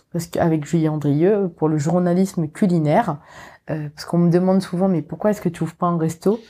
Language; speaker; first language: French; non-native, local second language; Morisyen